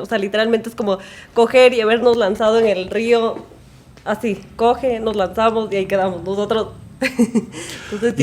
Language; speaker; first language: Spanish; native; Spanish